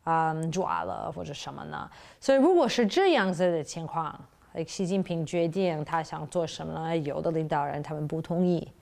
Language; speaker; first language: Chinese; non-native, fluent; English